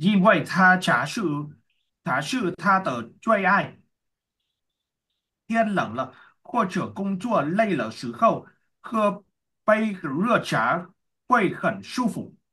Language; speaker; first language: Chinese; non-native, learner; Vietnamese